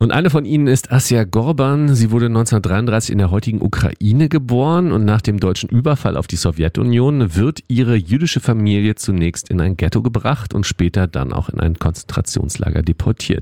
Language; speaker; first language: German; native; German